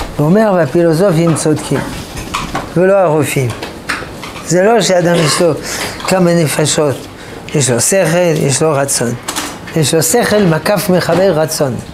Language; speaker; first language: Hebrew; non-native, fluent; French